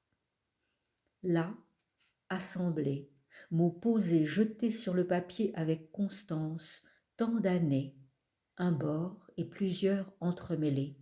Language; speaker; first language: French; native; French